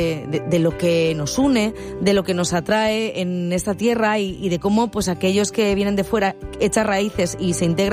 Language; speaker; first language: Spanish; native; Spanish